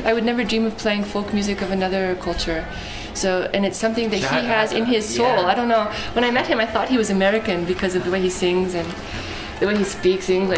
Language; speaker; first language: English; native; English